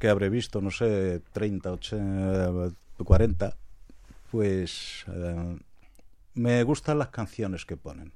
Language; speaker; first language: Spanish; non-native, fluent; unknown